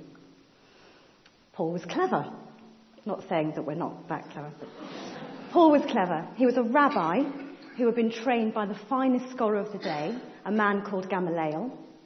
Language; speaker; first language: English; native; English